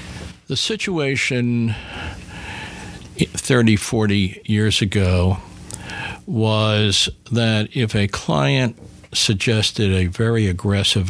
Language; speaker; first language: English; native; English